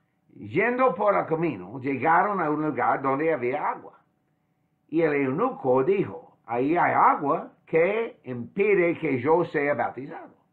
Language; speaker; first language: Spanish; non-native, fluent; English